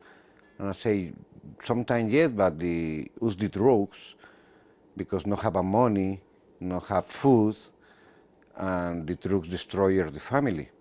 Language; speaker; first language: English; non-native, learner; Spanish